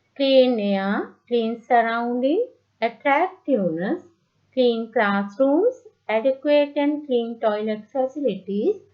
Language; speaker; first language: English; non-native, local second language; Sinhala